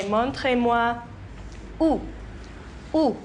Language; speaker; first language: French; non-native, fluent; English